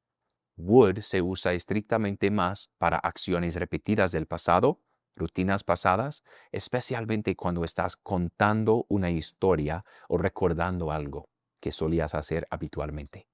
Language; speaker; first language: Spanish; non-native, fluent; English